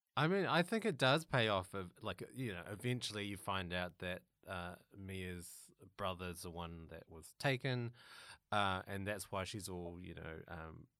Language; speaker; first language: English; native; English